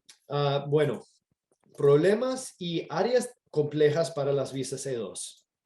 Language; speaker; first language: Spanish; non-native, fluent; English